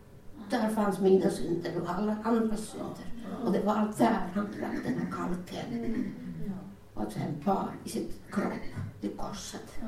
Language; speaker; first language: Swedish; non-native, learner; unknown